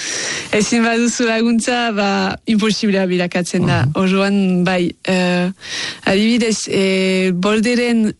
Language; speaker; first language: Basque; non-native, local second language; French